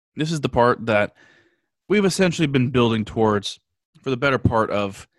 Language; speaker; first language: English; native; English